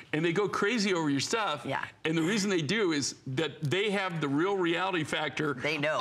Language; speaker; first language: English; native; English